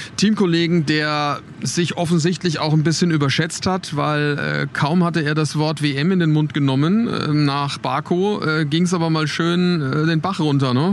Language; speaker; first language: German; native; German